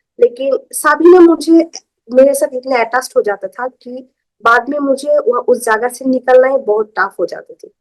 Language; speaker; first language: Hindi; non-native, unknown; Bangla